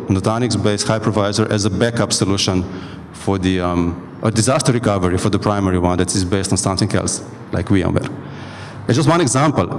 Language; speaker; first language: English; non-native, fluent; Slovenian